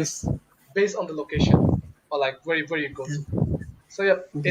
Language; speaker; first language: English; non-native, local second language; Bangla